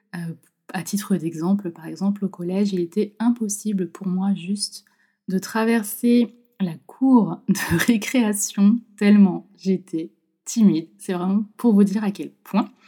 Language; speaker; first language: French; native; French